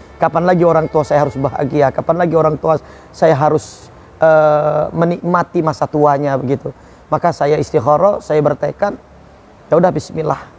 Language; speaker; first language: Indonesian; native; Indonesian